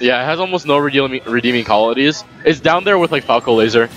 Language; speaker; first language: English; native; English